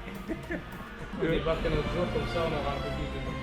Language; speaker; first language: French; native; French